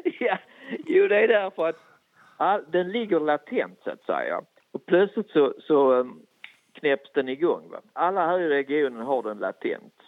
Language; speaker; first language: Swedish; native; Swedish